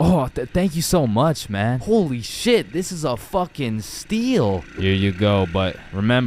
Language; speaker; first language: English; native; English